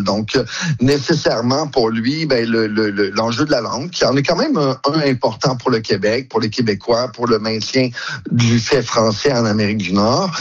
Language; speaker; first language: French; native; French